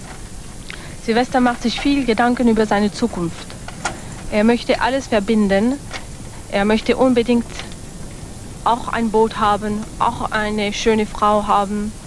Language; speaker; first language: German; non-native, fluent; French